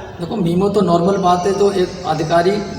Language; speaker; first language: Hindi; native; Hindi